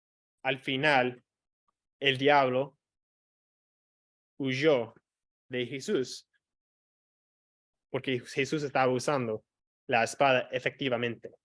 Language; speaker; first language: Spanish; non-native, fluent; English